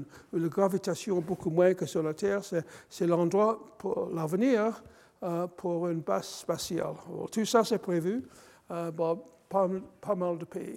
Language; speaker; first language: French; non-native, fluent; English